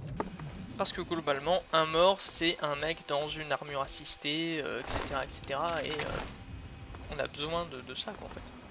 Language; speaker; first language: French; native; French